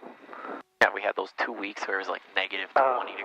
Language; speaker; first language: English; native; English